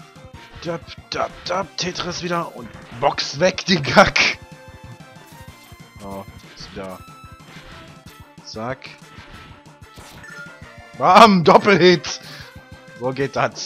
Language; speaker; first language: German; native; German